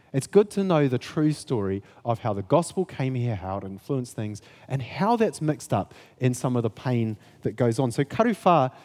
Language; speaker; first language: English; native; English